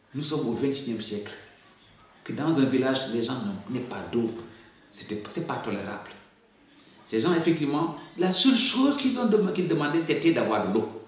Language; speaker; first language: French; non-native, local second language; Wolof